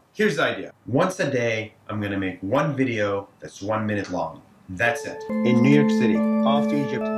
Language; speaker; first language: English; non-native, fluent; Arabic